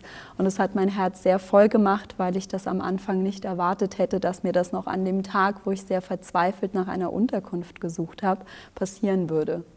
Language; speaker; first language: German; native; German